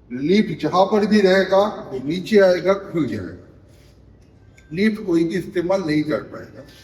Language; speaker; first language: Hindi; non-native, local second language; Bangla